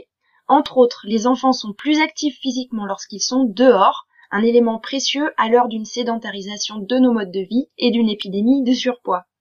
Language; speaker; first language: French; native; French